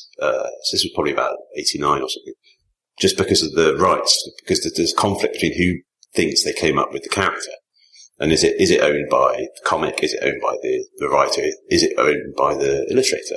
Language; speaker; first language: English; native; English